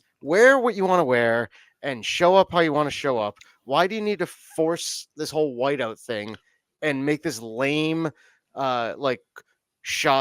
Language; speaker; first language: English; native; English